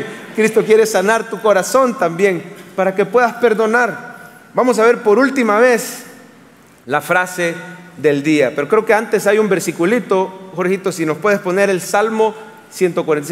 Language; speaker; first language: Spanish; native; Spanish